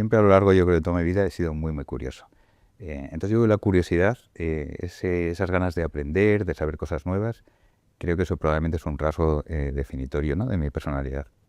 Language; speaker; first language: Spanish; native; Spanish